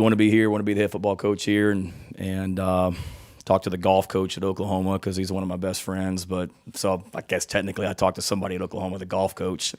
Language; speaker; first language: English; native; English